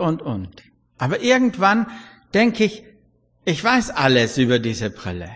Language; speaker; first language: German; native; German